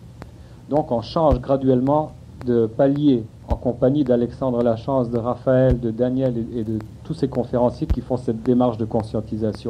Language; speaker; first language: French; native; French